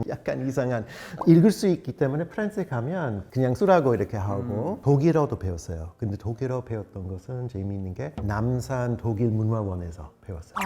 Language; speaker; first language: Korean; non-native, fluent; English